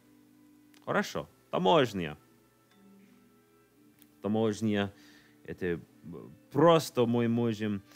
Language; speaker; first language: Russian; non-native, learner; English